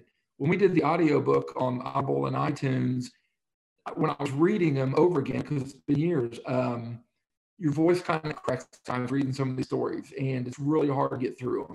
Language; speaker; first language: English; native; English